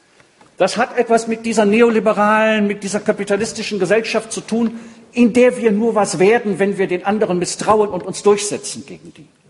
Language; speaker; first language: German; native; German